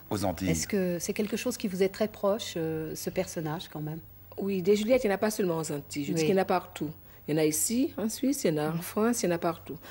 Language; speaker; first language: French; native; French